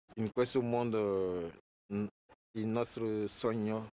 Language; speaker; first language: Italian; non-native, fluent; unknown